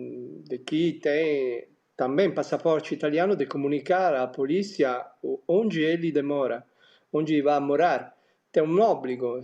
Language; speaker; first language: Portuguese; non-native, fluent; Italian